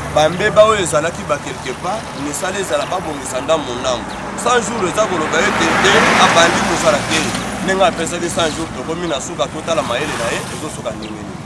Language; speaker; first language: Lingala; native; Lingala